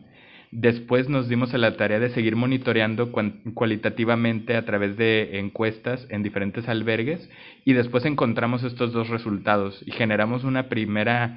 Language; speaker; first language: Spanish; native; Spanish